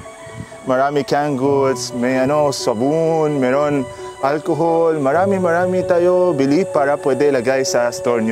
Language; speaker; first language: Filipino; non-native, learner; Arabic